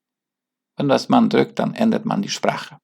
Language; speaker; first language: German; non-native, learner; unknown